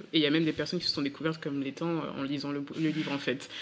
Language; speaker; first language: French; native; French